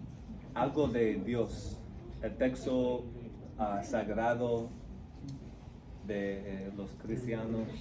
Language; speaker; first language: Spanish; non-native, fluent; English